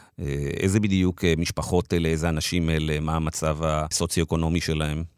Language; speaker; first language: Hebrew; native; Hebrew